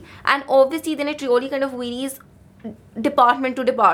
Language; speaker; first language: English; non-native, local second language; Hindi